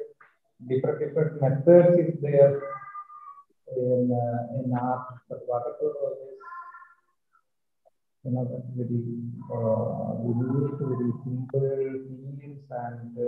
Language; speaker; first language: English; non-native, learner; Malayalam